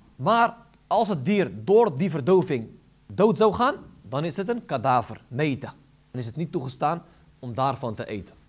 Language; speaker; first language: Dutch; early bilingual, other home language; Arabic